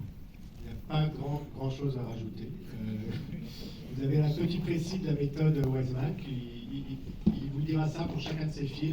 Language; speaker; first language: French; native; French